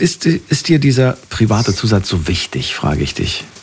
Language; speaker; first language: German; native; German